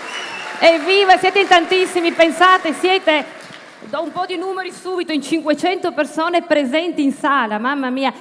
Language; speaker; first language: Italian; native; Italian